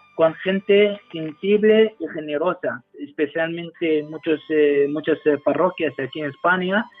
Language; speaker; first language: Spanish; non-native, fluent; Arabic